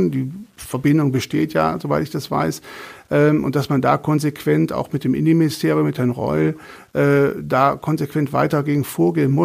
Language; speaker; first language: German; native; German